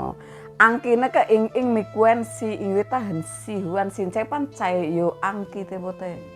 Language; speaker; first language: Chinese; non-native, learner; Javanese